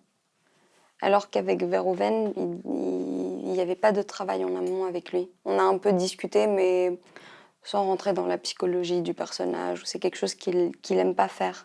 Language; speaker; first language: French; early bilingual, heritage; French